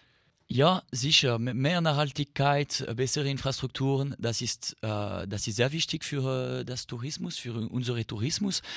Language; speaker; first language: German; non-native, learner; French